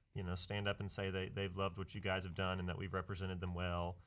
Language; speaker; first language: English; native; English